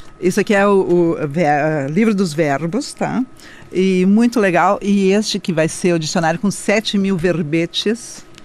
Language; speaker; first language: Portuguese; non-native, local second language; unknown